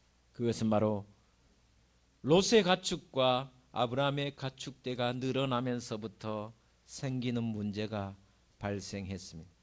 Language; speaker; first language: Korean; native; Korean